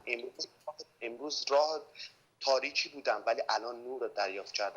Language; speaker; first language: Persian; native; Persian